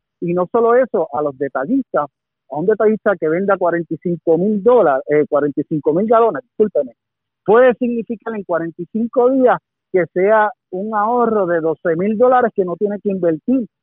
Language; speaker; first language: Spanish; native; Spanish